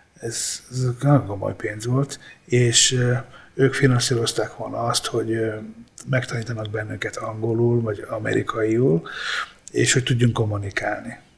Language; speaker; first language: Hungarian; early bilingual, other home language; Italian